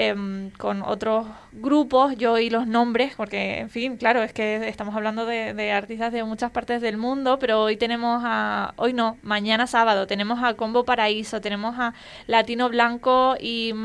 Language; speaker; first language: Spanish; native; Spanish